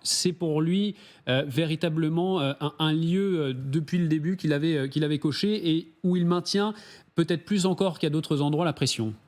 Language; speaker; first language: French; native; French